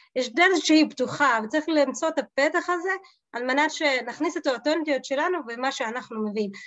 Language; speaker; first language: Hebrew; non-native, local second language; Arabic